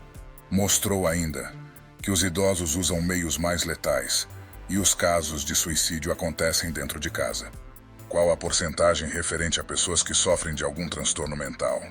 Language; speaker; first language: Portuguese; native; Portuguese